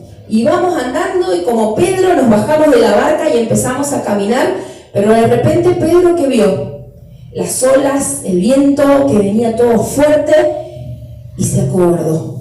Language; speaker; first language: Spanish; native; Spanish